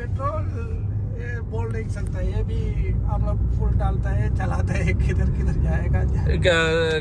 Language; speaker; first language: Hindi; non-native, learner; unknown